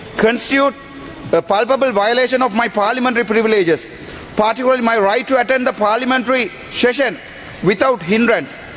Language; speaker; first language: English; non-native, local second language; Tamil